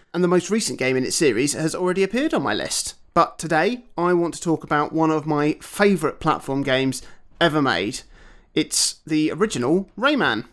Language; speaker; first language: English; native; English